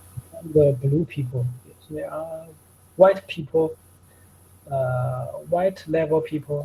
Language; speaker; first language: English; non-native, learner; Chinese